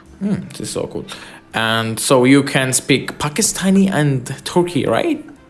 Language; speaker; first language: English; non-native, learner; Persian